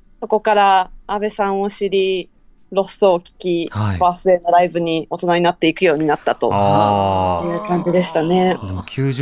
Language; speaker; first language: Japanese; native; Japanese